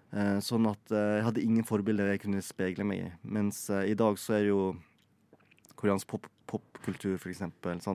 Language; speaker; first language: Norwegian; native; Norwegian